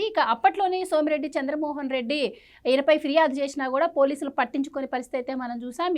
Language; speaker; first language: Telugu; native; Telugu